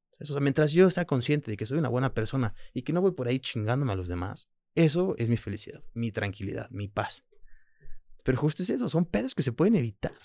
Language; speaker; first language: Spanish; early bilingual, other home language; French